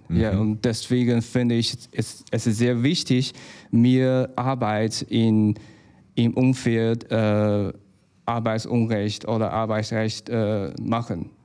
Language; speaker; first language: German; non-native, learner; Chinese